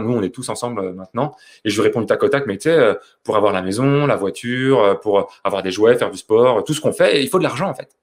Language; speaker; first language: French; native; French